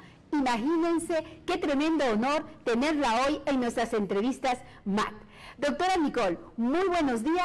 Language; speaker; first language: Spanish; native; Spanish